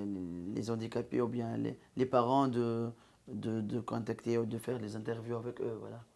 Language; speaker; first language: French; non-native, local second language; Arabic